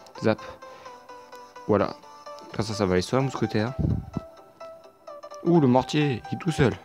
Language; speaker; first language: French; native; French